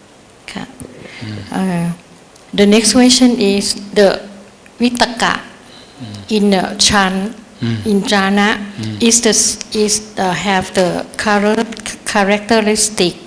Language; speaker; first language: English; non-native, learner; Thai